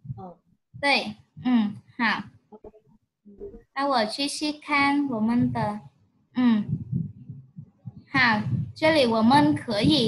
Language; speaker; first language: Chinese; non-native, fluent; Vietnamese